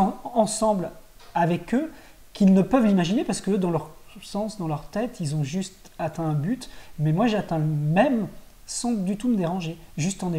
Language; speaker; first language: French; native; French